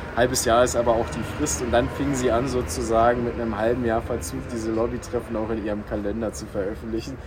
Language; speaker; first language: German; native; German